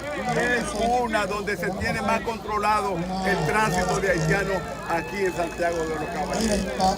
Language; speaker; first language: Spanish; native; Spanish